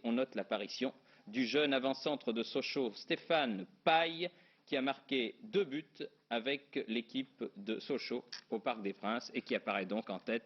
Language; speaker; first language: French; native; French